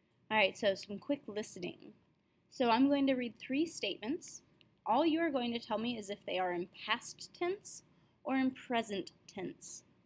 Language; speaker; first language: English; native; English